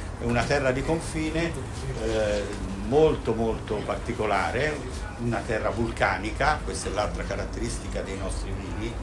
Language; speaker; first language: Italian; native; Italian